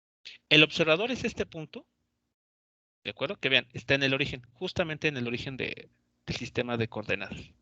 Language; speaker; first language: Spanish; native; Spanish